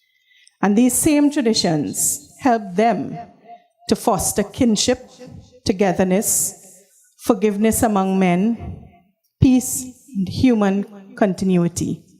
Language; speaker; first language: English; native; English